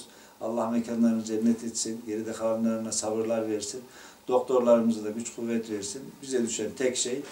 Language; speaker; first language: Turkish; native; Turkish